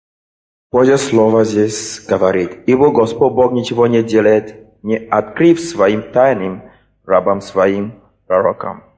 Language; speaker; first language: Russian; non-native, fluent; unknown